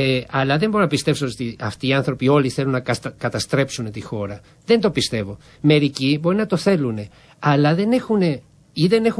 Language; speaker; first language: Greek; non-native, fluent; Spanish